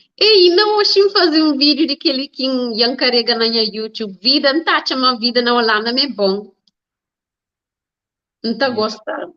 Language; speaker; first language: Portuguese; non-native, learner; Kabuverdianu